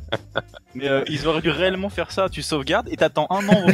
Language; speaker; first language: French; native; French